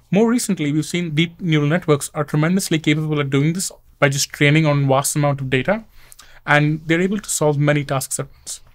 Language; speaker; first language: English; non-native, local second language; Hindi